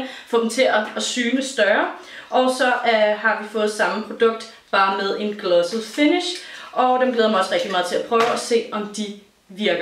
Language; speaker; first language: Danish; native; Danish